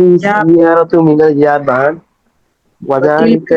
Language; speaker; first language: Arabic; non-native, learner; Tamil